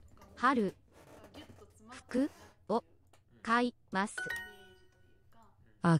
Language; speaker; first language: Japanese; non-native, learner; English